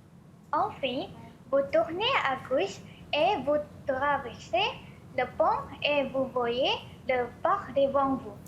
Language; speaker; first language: French; non-native, learner; Malay